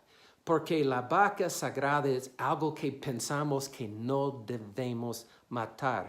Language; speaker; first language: Spanish; non-native, fluent; English